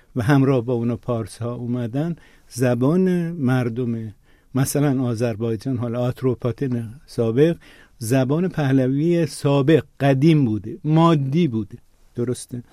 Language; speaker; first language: Persian; non-native, local second language; Azerbaijani